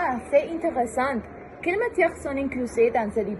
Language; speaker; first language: French; non-native, learner; Spanish